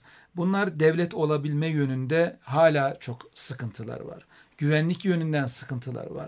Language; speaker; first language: Turkish; native; Turkish